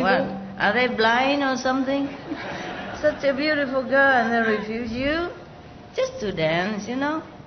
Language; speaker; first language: English; non-native, fluent; Vietnamese